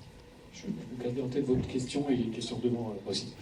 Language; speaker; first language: French; native; French